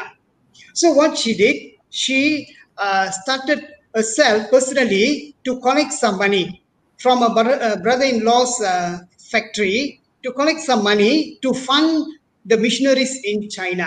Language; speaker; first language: English; non-native, local second language; Tamil